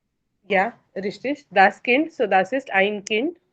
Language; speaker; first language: German; non-native, fluent; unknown